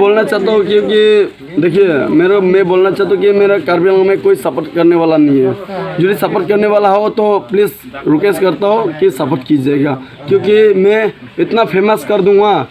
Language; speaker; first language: Hindi; non-native, local second language; Karbi